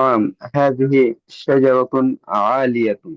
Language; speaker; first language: Arabic; non-native, learner; Bangla